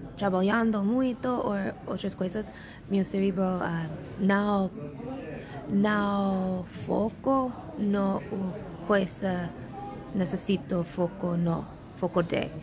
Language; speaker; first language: Portuguese; non-native, learner; English